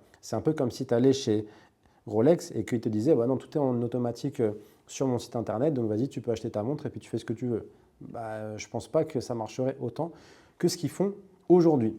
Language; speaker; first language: French; native; French